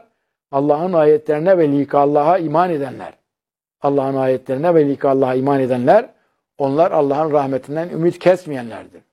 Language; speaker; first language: Turkish; native; Turkish